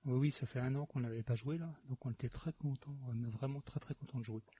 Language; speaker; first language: French; native; French